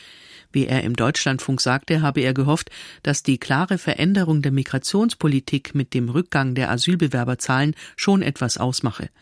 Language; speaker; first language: German; native; German